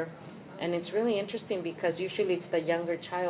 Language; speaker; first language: English; early bilingual, other home language; Spanish